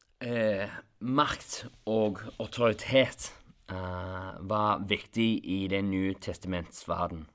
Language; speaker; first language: Norwegian; non-native, fluent; English